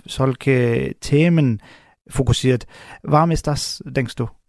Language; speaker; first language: German; non-native, learner; Danish